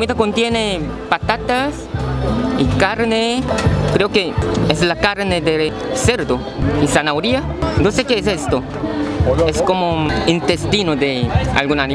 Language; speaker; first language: Spanish; non-native, fluent; Korean